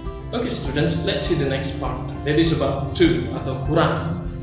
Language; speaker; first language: English; non-native, fluent; Indonesian